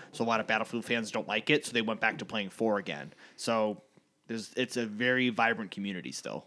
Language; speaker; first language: English; native; English